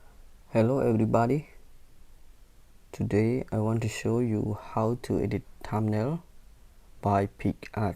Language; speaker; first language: English; non-native, learner; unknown